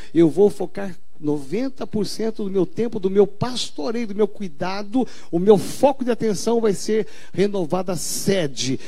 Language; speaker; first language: Portuguese; native; Portuguese